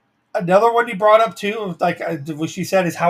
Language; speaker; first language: English; native; English